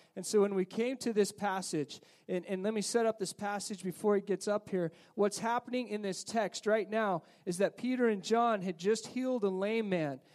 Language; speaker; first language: English; native; English